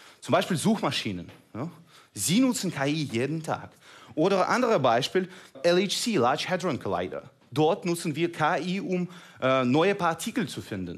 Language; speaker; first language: German; non-native, fluent; Russian